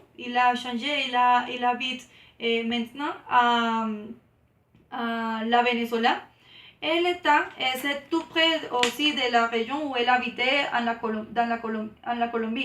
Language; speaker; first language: French; non-native, learner; Spanish